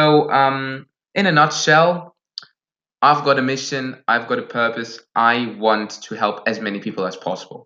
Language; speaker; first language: English; non-native, fluent; Russian